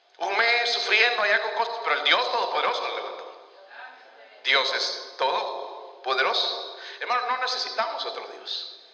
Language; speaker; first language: Spanish; native; Spanish